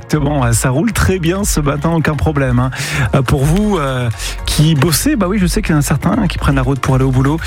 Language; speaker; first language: French; native; French